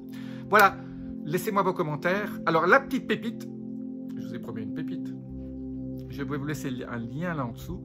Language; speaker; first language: French; native; French